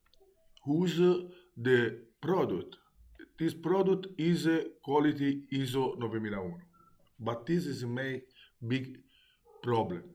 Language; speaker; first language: English; non-native, learner; Italian